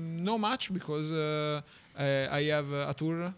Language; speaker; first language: English; non-native, learner; Italian